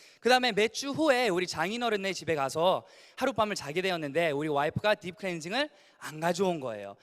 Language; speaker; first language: Korean; early bilingual, heritage; English